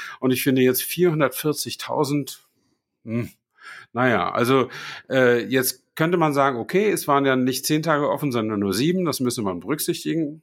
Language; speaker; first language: German; native; German